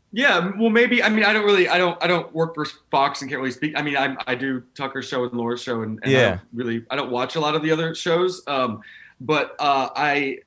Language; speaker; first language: English; native; English